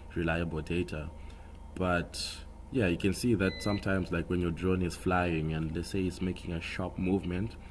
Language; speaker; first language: English; non-native, local second language; Shona